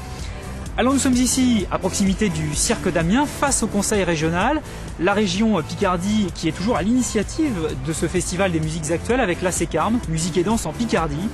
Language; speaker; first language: French; native; French